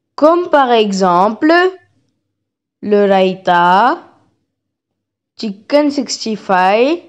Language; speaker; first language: French; non-native, learner; Tamil